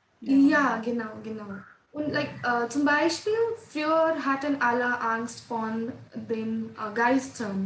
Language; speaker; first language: German; non-native, learner; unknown